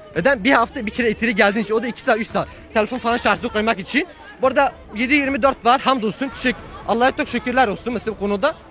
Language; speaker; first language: Turkish; early bilingual, heritage; Turkish